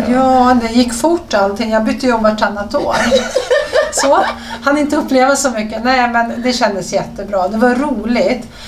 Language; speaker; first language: Swedish; early bilingual, other home language; Serbian